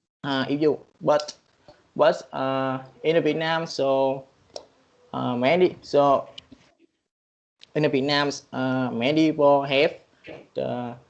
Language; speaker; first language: English; non-native, learner; Vietnamese